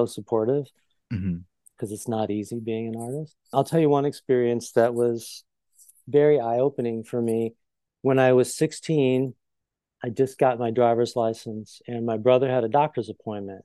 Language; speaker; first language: English; native; English